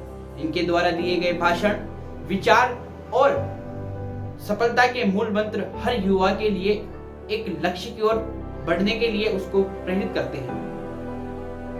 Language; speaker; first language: Hindi; native; Hindi